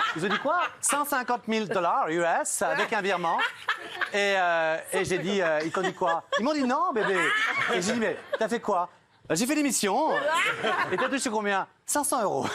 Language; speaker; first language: French; native; French